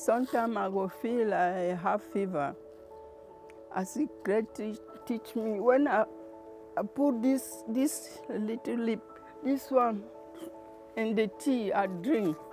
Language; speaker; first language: English; non-native, learner; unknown